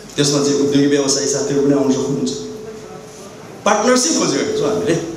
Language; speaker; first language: Nepali; native; Nepali